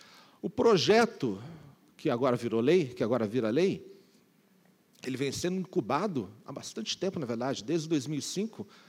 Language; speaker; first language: Portuguese; native; Portuguese